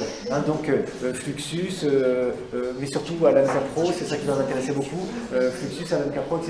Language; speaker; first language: French; native; French